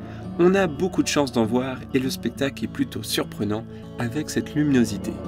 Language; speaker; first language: French; native; French